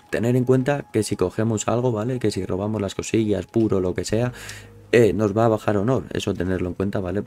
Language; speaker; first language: Spanish; native; Spanish